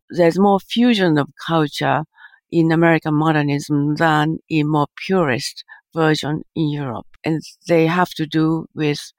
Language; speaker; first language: English; early bilingual, other home language; Japanese